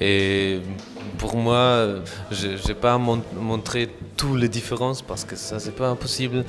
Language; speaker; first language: French; non-native, fluent; German